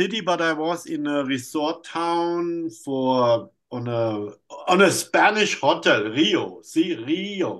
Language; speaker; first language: English; non-native, fluent; German